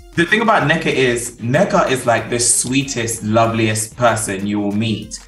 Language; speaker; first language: English; native; English